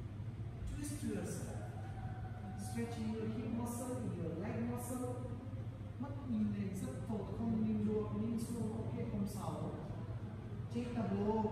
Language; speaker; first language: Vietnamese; non-native, learner; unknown